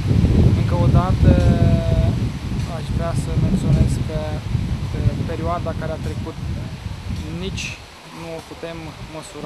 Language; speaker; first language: Romanian; native; Romanian